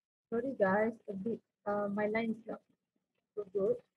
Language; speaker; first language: English; non-native, local second language; Malay